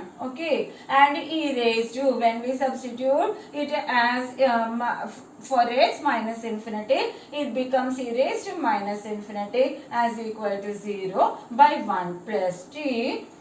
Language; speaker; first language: English; non-native, local second language; Malayalam